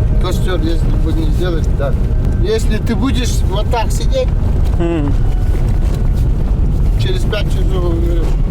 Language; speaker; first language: Russian; non-native, local second language; Yakut